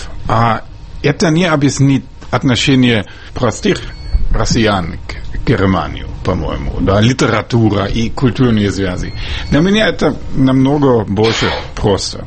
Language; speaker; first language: Russian; non-native, fluent; German